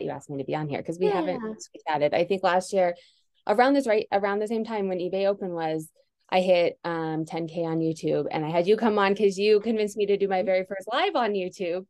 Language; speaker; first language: English; native; English